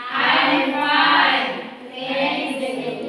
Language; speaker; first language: English; non-native, learner; Indonesian